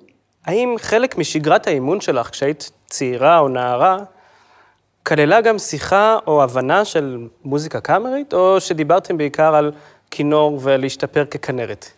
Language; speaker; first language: Hebrew; native; Hebrew